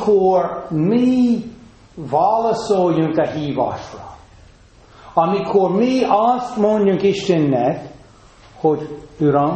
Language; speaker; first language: Hungarian; non-native, fluent; English